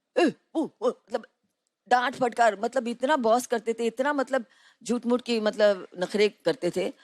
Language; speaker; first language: Hindi; non-native, local second language; Tamil